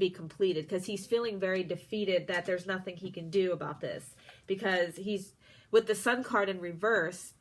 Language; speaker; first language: English; native; English